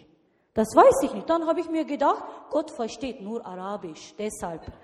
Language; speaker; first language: German; non-native, learner; Turkish